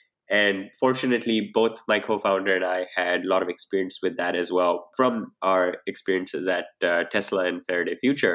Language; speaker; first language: English; non-native, local second language; Hindi